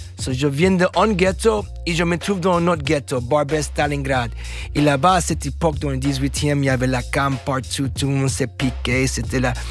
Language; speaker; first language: French; non-native, fluent; English